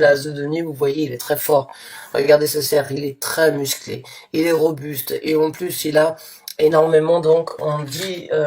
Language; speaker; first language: French; native; French